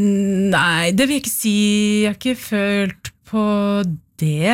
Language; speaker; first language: Norwegian; early bilingual, other home language; Urdu